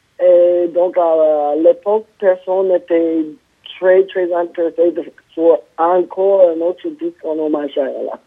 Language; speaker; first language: French; non-native, fluent; English